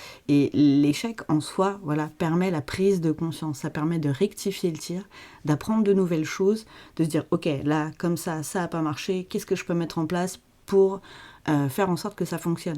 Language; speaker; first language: French; native; French